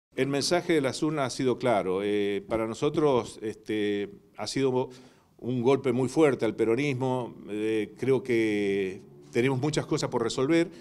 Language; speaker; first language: Spanish; native; Spanish